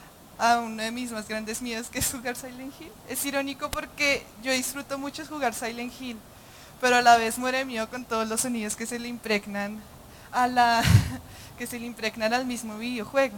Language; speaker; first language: Spanish; native; Spanish